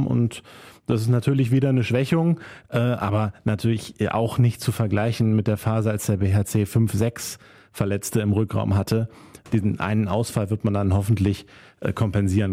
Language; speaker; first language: German; native; German